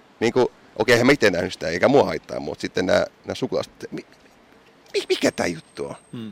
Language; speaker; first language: Finnish; early bilingual, heritage; Finnish